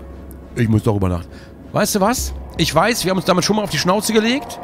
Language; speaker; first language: German; native; German